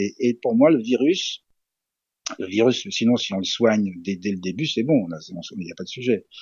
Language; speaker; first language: French; early bilingual, other home language; Serbian